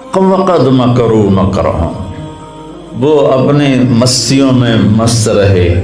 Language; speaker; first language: Urdu; non-native, local second language; Punjabi